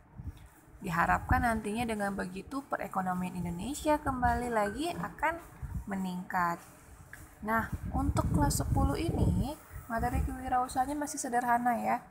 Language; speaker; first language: Indonesian; native; Indonesian